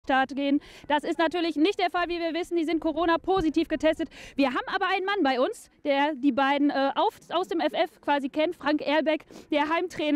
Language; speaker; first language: German; native; German